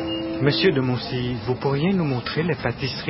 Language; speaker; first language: French; native; French